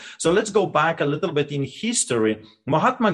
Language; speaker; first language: English; non-native, fluent; Polish